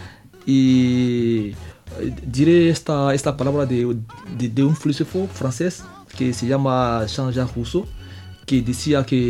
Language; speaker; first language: Spanish; non-native, fluent; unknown